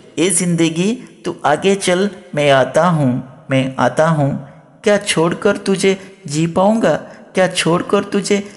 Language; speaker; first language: Hindi; non-native, local second language; Odia